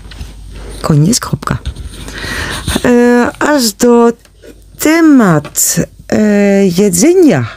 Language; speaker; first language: Polish; non-native, learner; Dutch